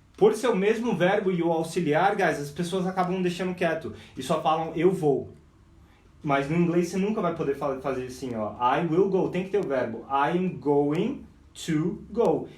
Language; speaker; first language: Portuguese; non-native, fluent; English